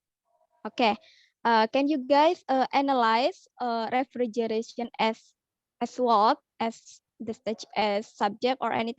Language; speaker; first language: English; non-native, learner; Indonesian